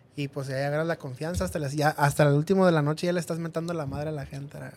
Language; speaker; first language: Spanish; early bilingual, heritage; Spanish